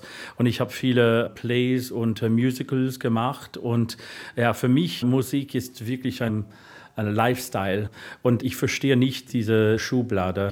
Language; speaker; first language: German; non-native, fluent; English